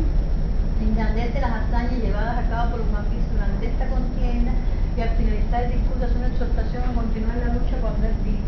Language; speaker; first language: Spanish; native; Spanish